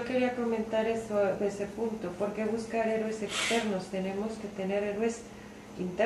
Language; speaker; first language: Spanish; native; Spanish